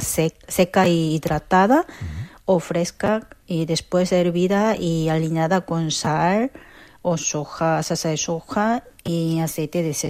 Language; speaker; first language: Spanish; non-native, local second language; Korean